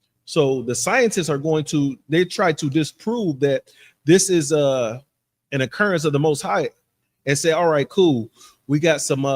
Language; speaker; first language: English; native; English